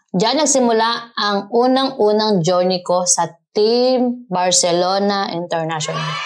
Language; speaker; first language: Filipino; native; Filipino